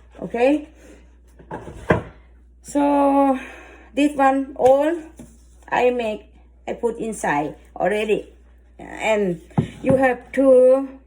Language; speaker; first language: English; non-native, learner; Thai